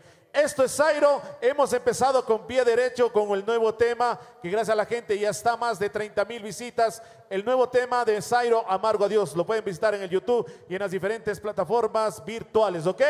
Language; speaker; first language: Spanish; native; Spanish